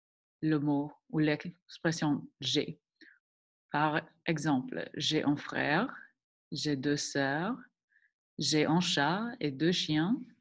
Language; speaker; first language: French; non-native, fluent; English